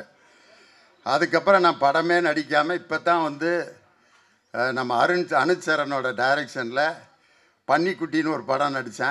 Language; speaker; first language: Tamil; native; Tamil